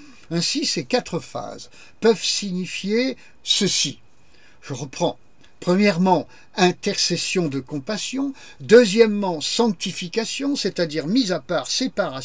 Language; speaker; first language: French; native; French